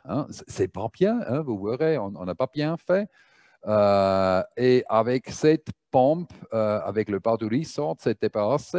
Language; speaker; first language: French; non-native, fluent; German